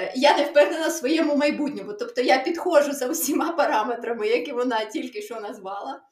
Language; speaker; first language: Ukrainian; non-native, local second language; Russian